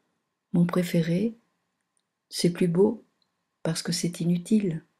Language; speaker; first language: French; native; French